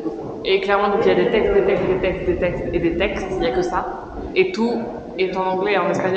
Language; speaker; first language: French; native; French